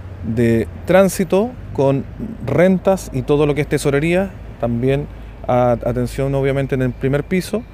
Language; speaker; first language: Spanish; native; Spanish